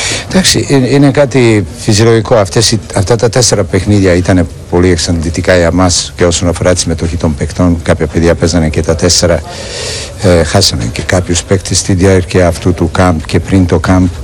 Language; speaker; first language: Greek; non-native, fluent; Serbian